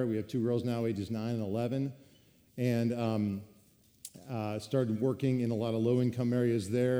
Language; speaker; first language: English; native; English